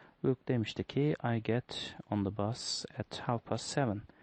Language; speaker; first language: English; non-native, fluent; Turkish